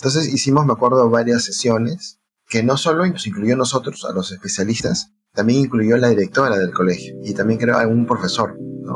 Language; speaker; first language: Spanish; native; Spanish